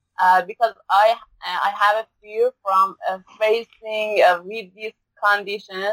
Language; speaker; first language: English; non-native, learner; Persian